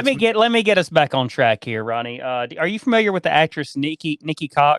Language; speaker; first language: English; native; English